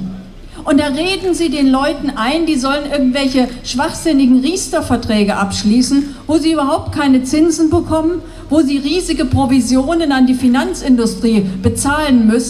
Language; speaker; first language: German; native; German